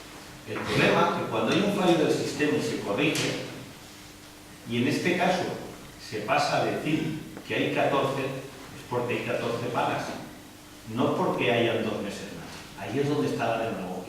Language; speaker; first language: Spanish; native; Spanish